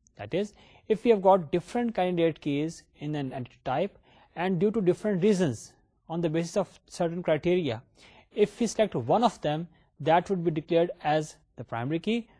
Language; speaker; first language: English; non-native, local second language; Urdu